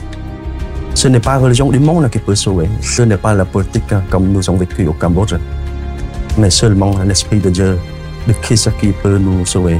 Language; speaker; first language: French; non-native, fluent; Khmer